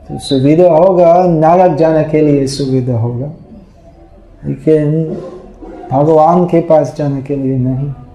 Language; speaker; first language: Hindi; non-native, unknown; English